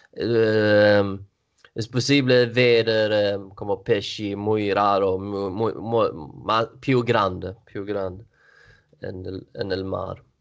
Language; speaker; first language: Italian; non-native, learner; Swedish